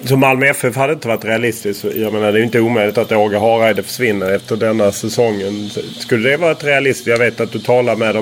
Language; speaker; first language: Swedish; native; Swedish